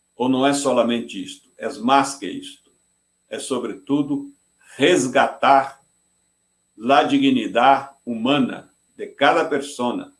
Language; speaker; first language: Spanish; non-native, fluent; Portuguese